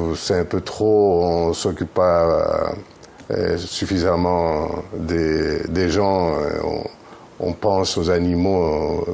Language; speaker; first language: French; non-native, fluent; Greek